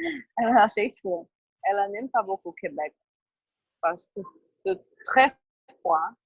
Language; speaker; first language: French; non-native, learner; Portuguese